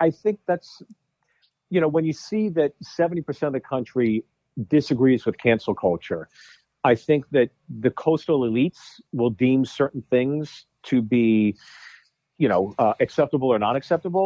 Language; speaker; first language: English; native; English